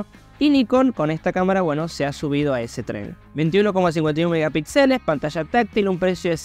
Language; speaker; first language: Spanish; native; Spanish